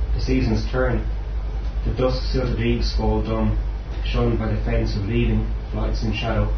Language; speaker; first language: English; native; English